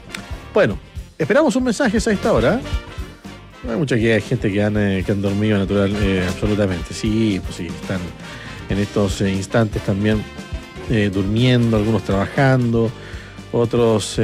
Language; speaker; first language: Spanish; native; Spanish